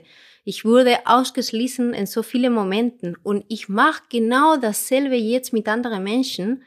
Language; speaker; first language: German; non-native, fluent; Spanish